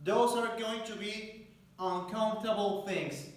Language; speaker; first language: English; non-native, fluent; Spanish